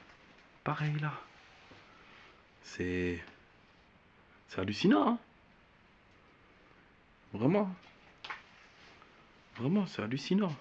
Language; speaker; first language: French; native; French